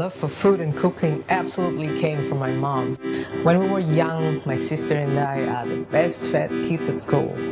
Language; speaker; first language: English; non-native, fluent; Vietnamese